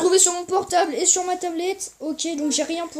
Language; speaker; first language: French; native; French